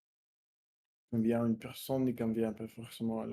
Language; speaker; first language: French; non-native, learner; Russian